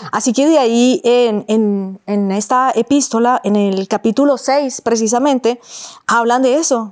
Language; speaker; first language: Spanish; native; Spanish